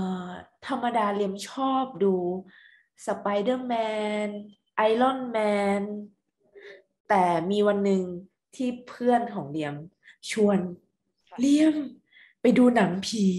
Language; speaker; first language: Thai; native; Thai